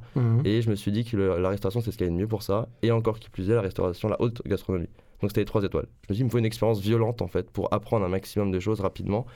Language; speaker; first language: French; native; French